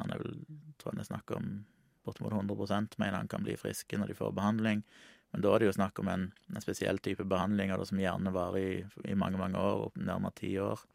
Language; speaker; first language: Norwegian; native; Norwegian